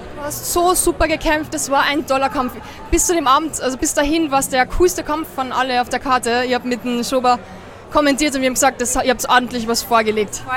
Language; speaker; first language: German; native; German